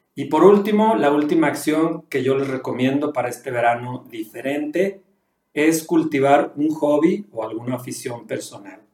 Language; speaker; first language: Spanish; native; Spanish